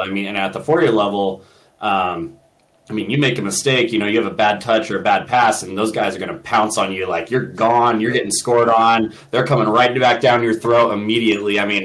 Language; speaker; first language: English; native; English